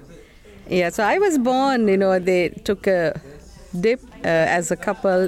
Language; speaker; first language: English; non-native, local second language; Hindi